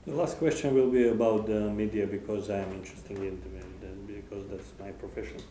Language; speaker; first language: English; non-native, fluent; Macedonian